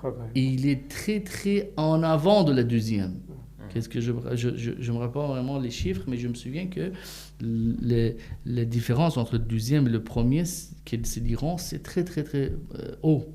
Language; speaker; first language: French; non-native, fluent; Persian